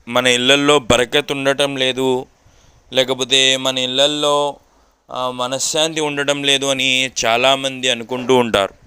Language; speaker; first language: Telugu; non-native, local second language; Urdu